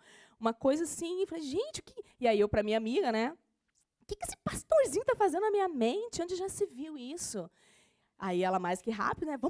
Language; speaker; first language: Portuguese; native; Portuguese